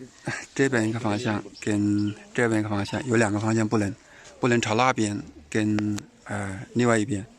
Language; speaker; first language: Chinese; native; Chinese